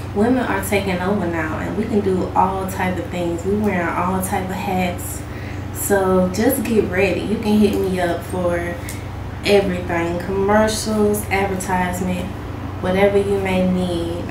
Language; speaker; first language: English; native; English